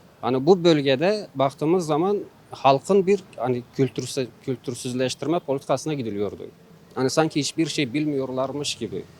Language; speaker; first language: Turkish; non-native, local second language; Kurdish